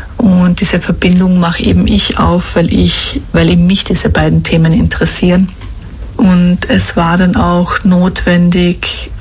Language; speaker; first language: German; non-native, local second language; Slovenian